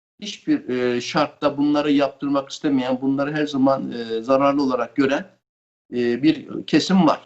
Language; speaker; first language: Turkish; native; Turkish